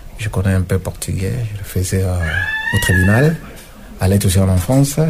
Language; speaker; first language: French; non-native, local second language; Lingala